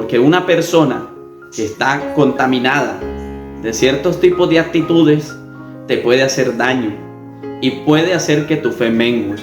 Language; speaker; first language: Spanish; native; Spanish